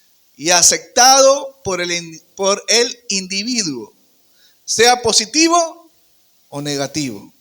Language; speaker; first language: Spanish; native; Spanish